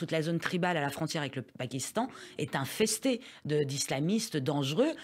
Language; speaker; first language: French; early bilingual, other home language; Persian